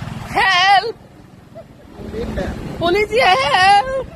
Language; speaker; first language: English; non-native, learner; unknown